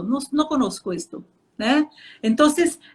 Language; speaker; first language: Spanish; non-native, fluent; Portuguese